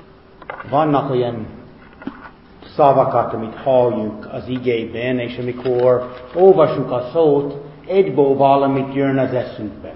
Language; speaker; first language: Hungarian; non-native, fluent; English